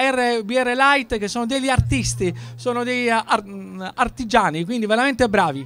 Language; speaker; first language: Italian; native; Italian